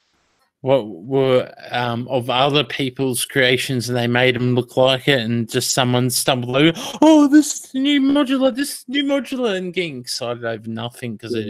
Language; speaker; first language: English; native; English